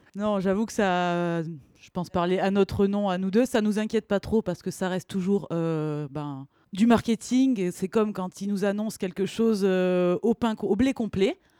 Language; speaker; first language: French; native; French